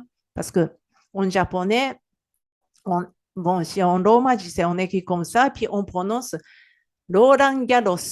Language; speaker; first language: French; non-native, fluent; Japanese